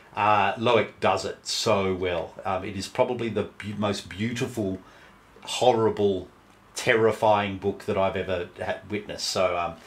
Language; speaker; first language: English; native; English